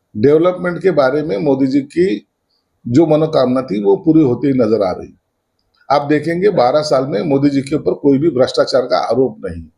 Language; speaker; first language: Hindi; non-native, local second language; Marathi